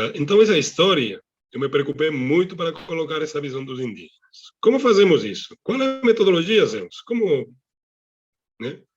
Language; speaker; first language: Portuguese; non-native, fluent; Catalan